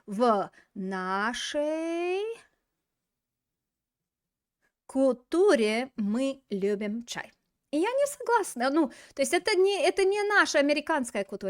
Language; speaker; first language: Russian; non-native, fluent; English